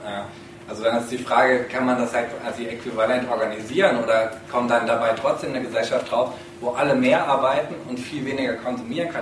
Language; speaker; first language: German; native; German